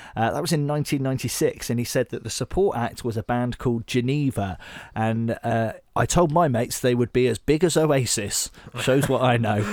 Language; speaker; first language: English; native; English